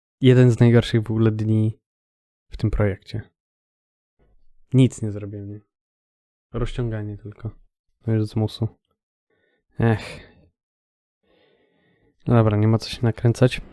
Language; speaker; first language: Polish; native; Polish